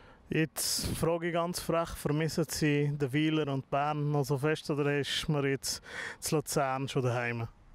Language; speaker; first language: German; native; German